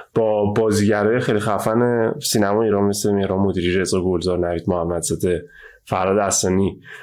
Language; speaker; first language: Persian; native; Persian